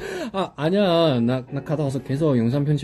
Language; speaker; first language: Korean; non-native, fluent; Chinese